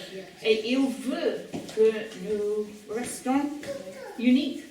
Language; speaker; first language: French; non-native, learner; English